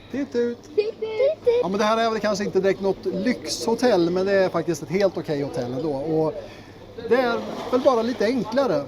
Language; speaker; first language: Swedish; native; Swedish